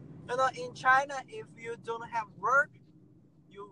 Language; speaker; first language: English; non-native, learner; Chinese